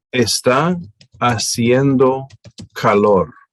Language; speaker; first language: Spanish; non-native, fluent; English